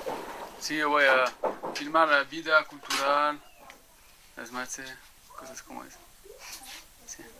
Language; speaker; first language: Spanish; non-native, learner; French